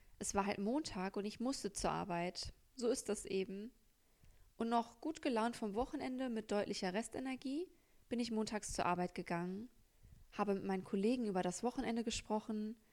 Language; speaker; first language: German; native; German